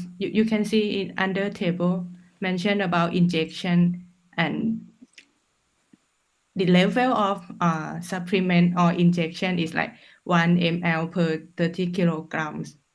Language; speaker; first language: English; non-native, fluent; Thai